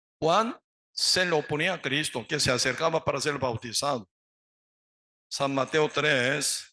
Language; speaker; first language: Spanish; non-native, learner; Korean